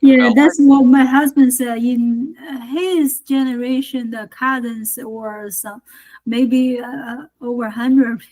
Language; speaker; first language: English; non-native, learner; Chinese